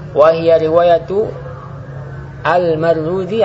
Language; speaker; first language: Arabic; non-native, fluent; Indonesian